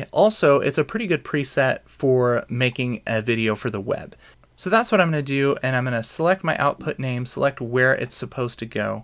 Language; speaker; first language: English; native; English